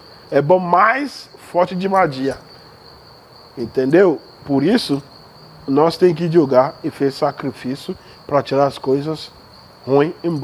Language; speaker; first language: Portuguese; non-native, learner; Yoruba